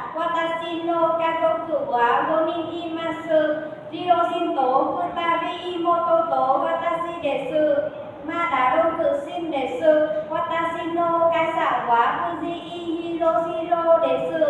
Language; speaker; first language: Japanese; non-native, learner; Vietnamese